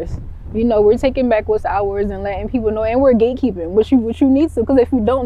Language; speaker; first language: English; early bilingual, other home language; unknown